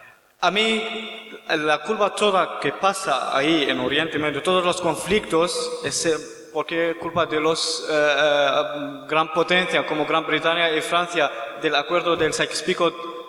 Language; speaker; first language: Spanish; non-native, learner; Kurdish